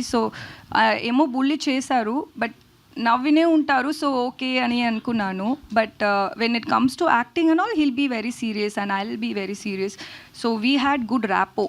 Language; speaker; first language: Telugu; non-native, local second language; Tamil